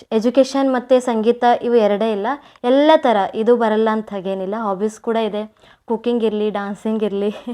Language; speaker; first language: Kannada; native; Kannada